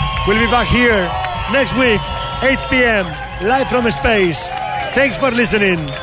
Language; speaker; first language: English; non-native, fluent; Spanish